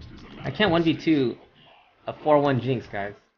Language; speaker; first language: English; native; English